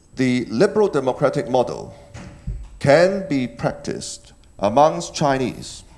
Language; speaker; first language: English; non-native, local second language; Cantonese